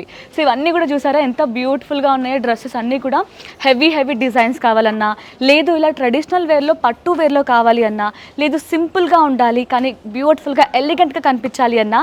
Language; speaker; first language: Telugu; native; Telugu